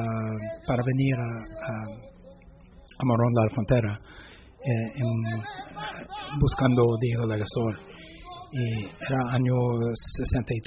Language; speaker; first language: Spanish; non-native, learner; English